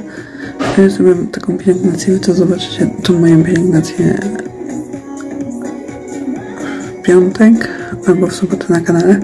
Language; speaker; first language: Polish; native; Polish